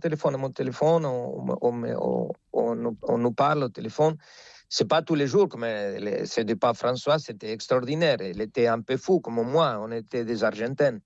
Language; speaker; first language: French; non-native, fluent; Spanish